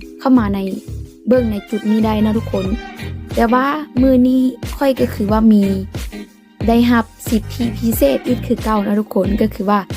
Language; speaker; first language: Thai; non-native, local second language; Lao